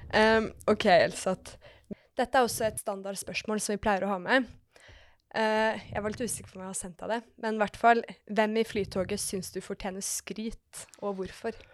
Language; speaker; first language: Norwegian; native; Norwegian